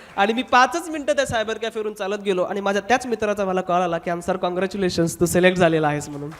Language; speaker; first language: Marathi; non-native, local second language; Hindi